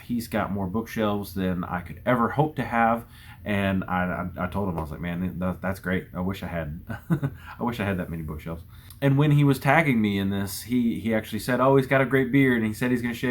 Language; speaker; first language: English; native; English